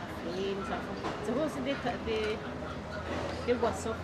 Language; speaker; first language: French; non-native, local second language; Rundi